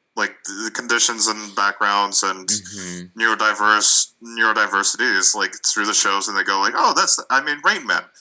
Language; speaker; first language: English; non-native, fluent; Russian